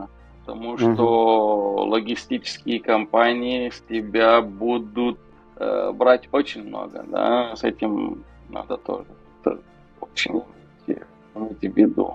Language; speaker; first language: Russian; non-native, local second language; Romanian